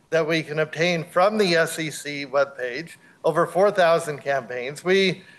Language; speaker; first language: English; native; English